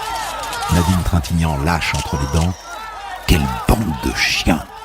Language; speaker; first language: French; native; French